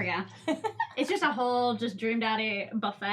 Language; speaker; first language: English; native; English